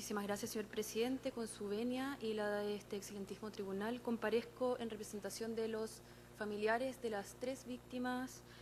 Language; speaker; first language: Spanish; native; Spanish